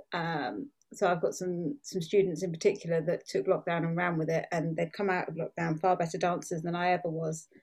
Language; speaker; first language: English; native; English